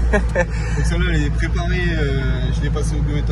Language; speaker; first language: French; native; French